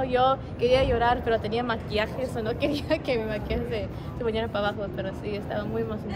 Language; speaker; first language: Spanish; early bilingual, heritage; Spanish